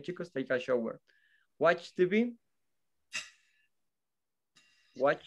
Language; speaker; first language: English; non-native, learner; Spanish